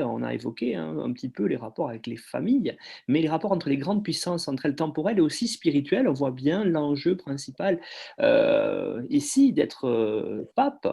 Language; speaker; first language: French; native; French